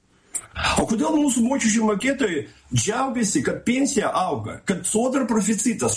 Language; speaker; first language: Lithuanian; non-native, local second language; Russian